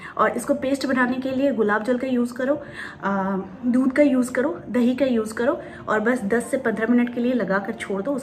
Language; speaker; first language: Hindi; non-native, local second language; Bangla